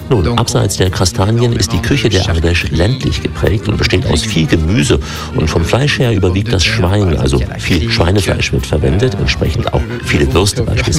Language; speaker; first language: German; native; German